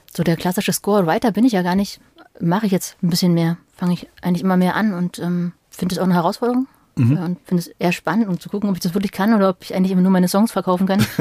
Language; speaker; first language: German; native; German